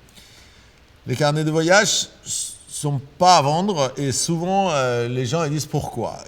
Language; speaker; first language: French; non-native, fluent; Persian